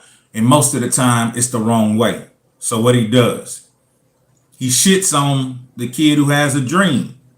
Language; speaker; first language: English; native; English